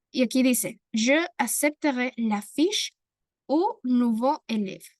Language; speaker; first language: French; non-native, learner; Spanish